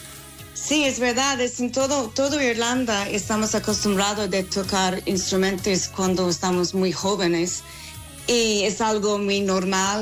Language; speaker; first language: Spanish; non-native, fluent; English